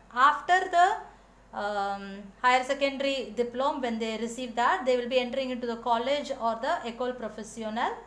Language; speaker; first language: English; non-native, local second language; Tamil